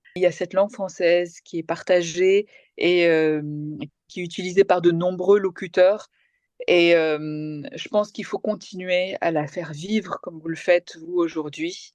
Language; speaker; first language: French; early bilingual, other home language; Malayalam